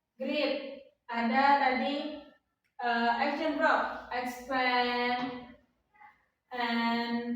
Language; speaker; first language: English; non-native, fluent; Indonesian